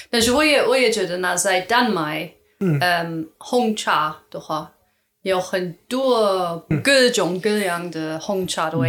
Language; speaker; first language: Chinese; non-native, learner; English